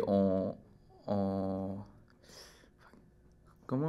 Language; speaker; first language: French; non-native, learner; Spanish